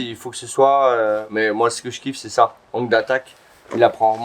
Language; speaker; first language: French; native; French